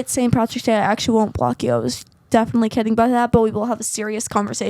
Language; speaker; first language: English; native; English